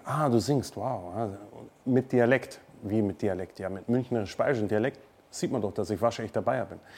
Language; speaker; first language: German; native; German